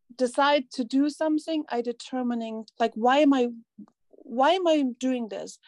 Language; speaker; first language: English; non-native, fluent; German